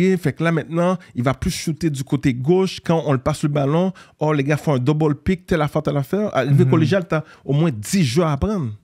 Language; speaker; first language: French; native; French